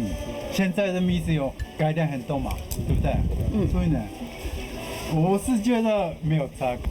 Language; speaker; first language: Chinese; non-native, fluent; Japanese